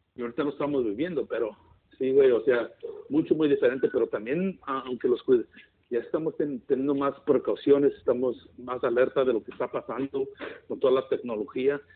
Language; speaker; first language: Spanish; early bilingual, heritage; Spanish